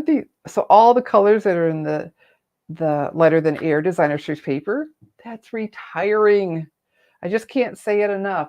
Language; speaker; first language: English; native; English